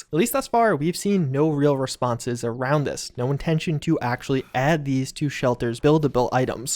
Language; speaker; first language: English; native; English